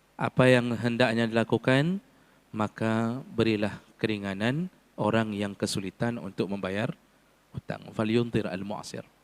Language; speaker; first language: Malay; non-native, local second language; Achinese